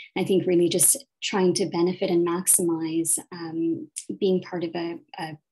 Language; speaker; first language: English; native; English